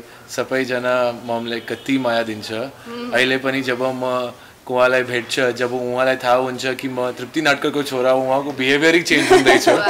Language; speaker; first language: Nepali; non-native, learner; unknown